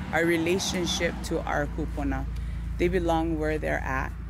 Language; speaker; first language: English; native; English